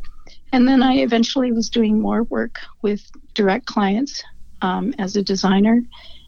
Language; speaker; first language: English; native; English